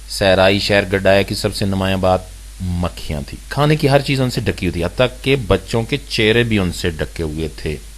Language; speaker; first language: Urdu; native; Urdu